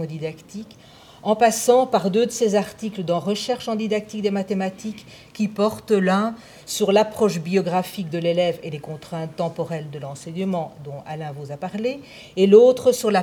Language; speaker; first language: French; native; French